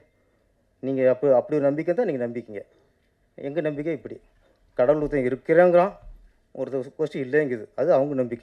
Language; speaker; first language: Tamil; native; Tamil